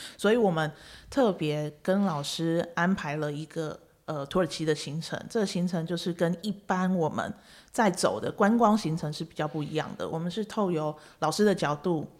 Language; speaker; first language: Chinese; native; Chinese